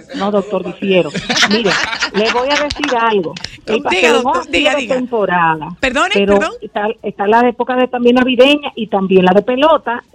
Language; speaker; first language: Spanish; native; Spanish